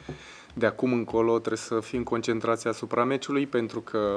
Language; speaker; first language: Romanian; non-native, fluent; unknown